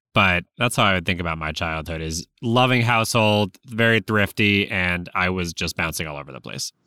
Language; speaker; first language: English; native; English